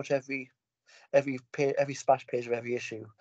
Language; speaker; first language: English; native; English